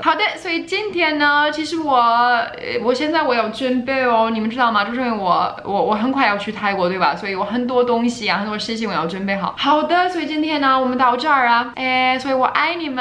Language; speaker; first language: Chinese; non-native, fluent; English